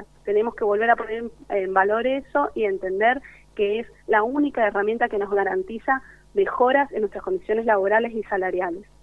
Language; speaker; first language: Spanish; native; Spanish